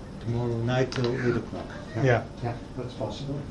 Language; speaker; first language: English; non-native, fluent; Dutch